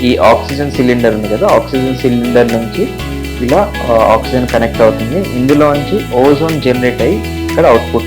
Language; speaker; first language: Telugu; native; Telugu